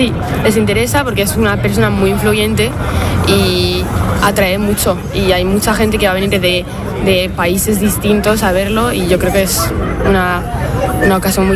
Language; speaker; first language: Spanish; non-native, fluent; French